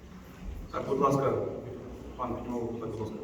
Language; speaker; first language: Ukrainian; native; Ukrainian